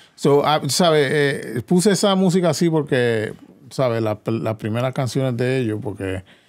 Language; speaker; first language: Spanish; early bilingual, heritage; Spanish